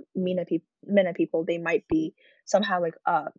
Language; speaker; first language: English; early bilingual, other home language; Arabic